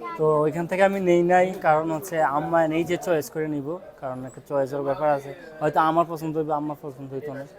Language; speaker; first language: Bangla; native; Bangla